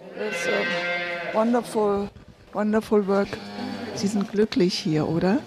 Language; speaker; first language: German; native; German